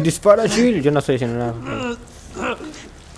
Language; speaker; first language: Spanish; native; Spanish